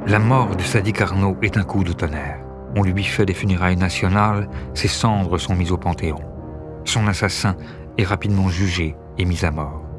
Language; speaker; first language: French; native; French